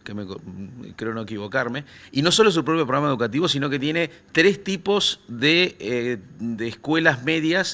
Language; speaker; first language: Spanish; native; Spanish